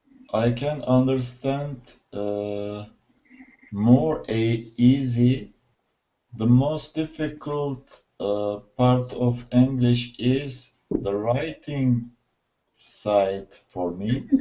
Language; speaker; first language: English; non-native, learner; Turkish